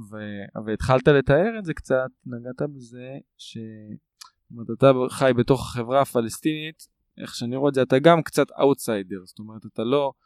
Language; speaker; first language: Hebrew; native; Hebrew